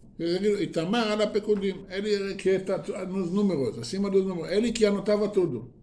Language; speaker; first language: Portuguese; non-native, fluent; Hebrew